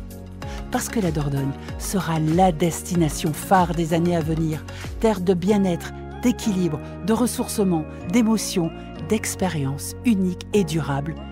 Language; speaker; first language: French; native; French